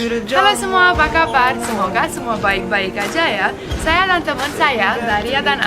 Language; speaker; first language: Indonesian; non-native, fluent; Romanian